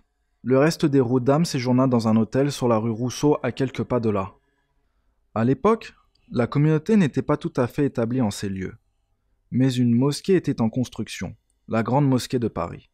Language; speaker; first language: French; native; French